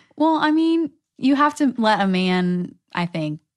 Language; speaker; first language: English; native; English